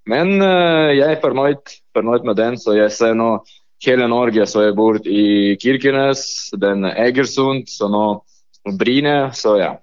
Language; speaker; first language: Norwegian; non-native, learner; Lithuanian